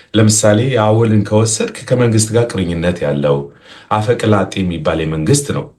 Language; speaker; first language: Amharic; non-native, local second language; Tigrinya